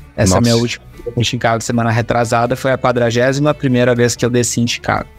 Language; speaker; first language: Portuguese; native; Portuguese